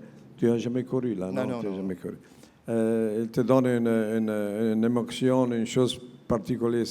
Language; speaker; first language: French; non-native, learner; Italian